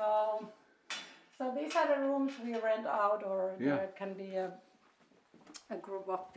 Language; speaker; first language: English; non-native, fluent; Finnish